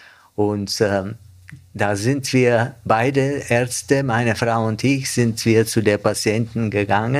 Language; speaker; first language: German; non-native, fluent; Bulgarian